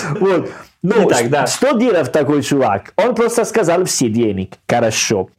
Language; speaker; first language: Russian; non-native, learner; Italian